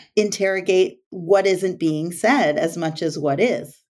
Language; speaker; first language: English; native; English